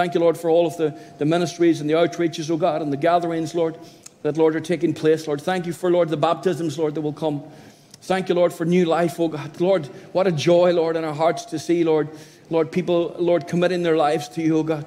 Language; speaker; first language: English; native; English